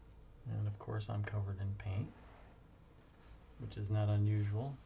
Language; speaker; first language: English; native; English